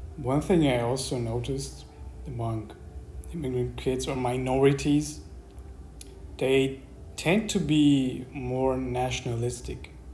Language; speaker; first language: English; non-native, fluent; Persian